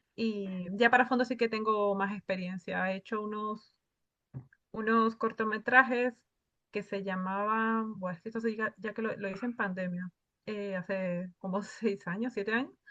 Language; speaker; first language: Spanish; native; Spanish